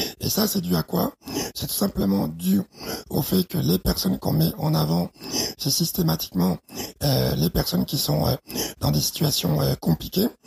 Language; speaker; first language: French; early bilingual, other home language; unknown